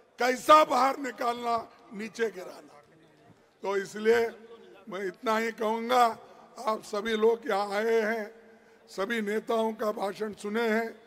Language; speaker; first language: Hindi; non-native, local second language; Kannada